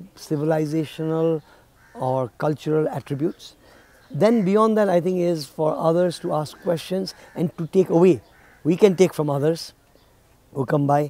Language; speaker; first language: English; non-native, local second language; Nepali